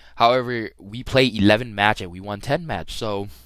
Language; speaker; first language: English; early bilingual, other home language; Thai